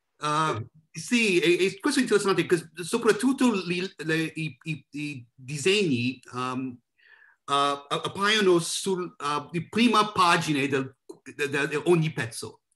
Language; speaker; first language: Italian; non-native, learner; English